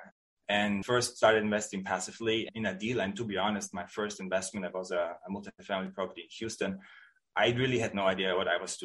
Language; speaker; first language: English; non-native, fluent; German